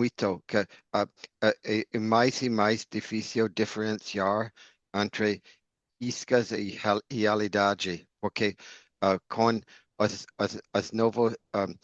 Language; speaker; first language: Portuguese; non-native, learner; English